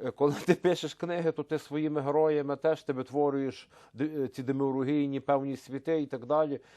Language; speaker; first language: Ukrainian; native; Ukrainian